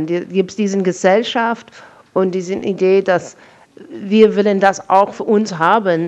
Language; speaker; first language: German; non-native, fluent; English